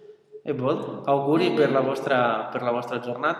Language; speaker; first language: Italian; non-native, fluent; Spanish